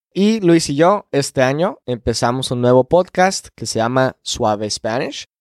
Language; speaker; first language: Spanish; non-native, fluent; English